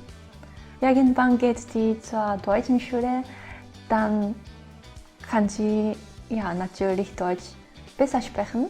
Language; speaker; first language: German; non-native, fluent; Japanese